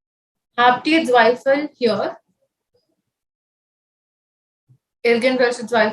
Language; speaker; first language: German; non-native, fluent; Hindi